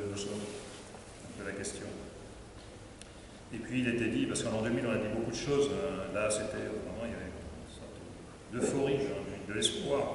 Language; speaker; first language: French; native; French